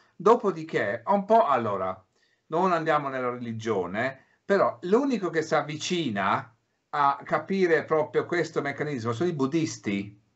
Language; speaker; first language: Italian; early bilingual, heritage; English